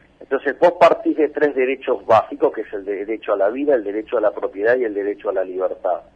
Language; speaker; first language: Spanish; native; Spanish